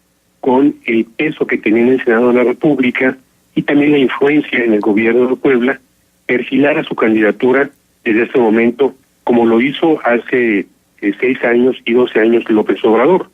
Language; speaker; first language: Spanish; native; Spanish